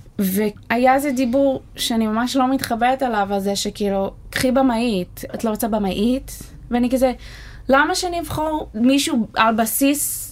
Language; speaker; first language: Hebrew; non-native, fluent; English